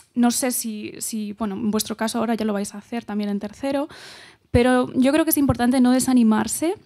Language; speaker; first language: Spanish; native; Spanish